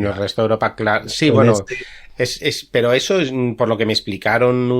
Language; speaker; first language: Spanish; native; Spanish